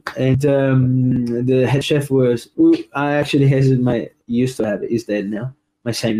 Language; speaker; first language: English; non-native, fluent; Italian